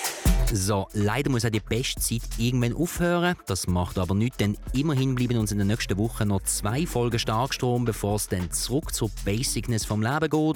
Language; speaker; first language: German; native; German